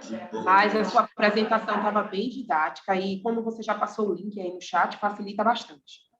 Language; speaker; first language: Portuguese; native; Portuguese